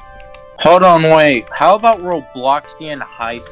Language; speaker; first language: English; native; English